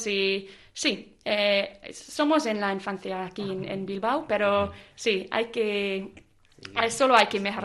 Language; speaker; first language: Spanish; non-native, fluent; English